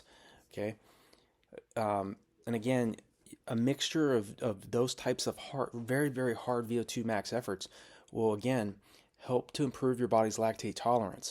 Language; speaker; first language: English; native; English